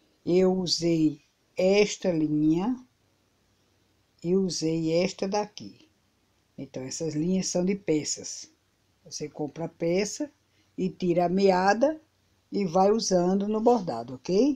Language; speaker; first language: Portuguese; native; Portuguese